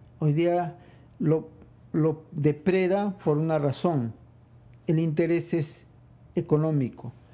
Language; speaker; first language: Spanish; non-native, local second language; Quechua